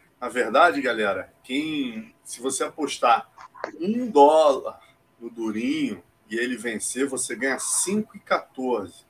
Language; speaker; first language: Portuguese; native; Portuguese